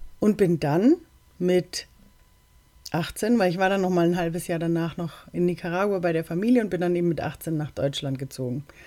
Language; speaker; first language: German; early bilingual, other home language; Spanish